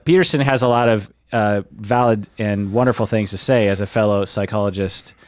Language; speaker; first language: English; native; English